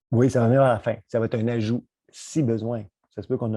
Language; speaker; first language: French; native; French